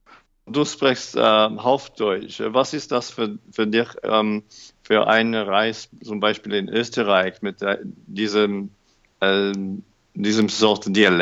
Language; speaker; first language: German; non-native, learner; English